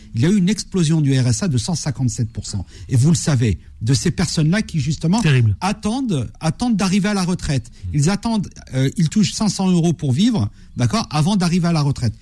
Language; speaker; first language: French; native; French